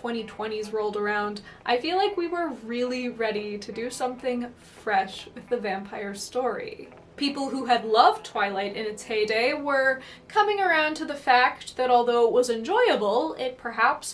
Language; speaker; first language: English; native; English